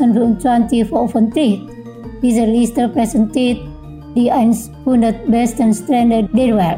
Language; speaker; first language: German; non-native, fluent; Indonesian